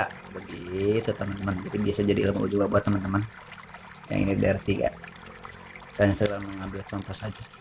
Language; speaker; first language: Indonesian; non-native, local second language; Sundanese